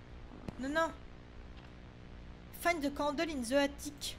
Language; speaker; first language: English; non-native, learner; French